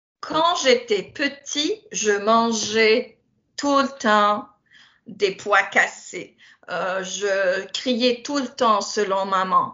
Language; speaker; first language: French; non-native, local second language; Berber languages